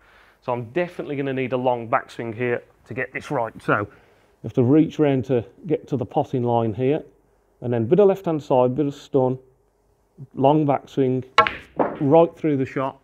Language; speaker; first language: English; native; English